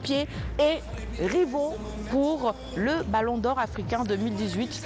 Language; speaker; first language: French; non-native, local second language; Wolof